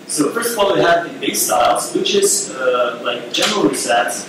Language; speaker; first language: English; non-native, fluent; Ukrainian